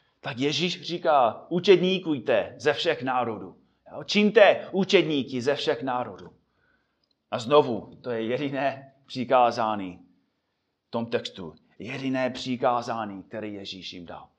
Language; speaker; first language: Czech; non-native, fluent; English